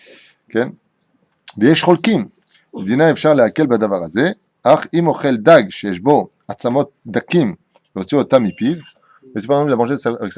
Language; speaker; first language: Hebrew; non-native, fluent; French